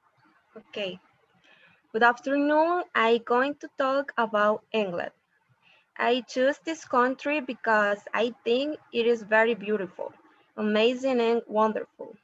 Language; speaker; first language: English; non-native, learner; Spanish